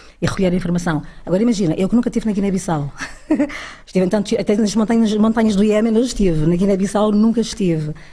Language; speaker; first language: Portuguese; early bilingual, other home language; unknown